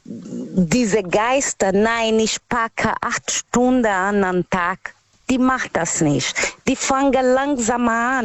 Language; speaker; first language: German; non-native, learner; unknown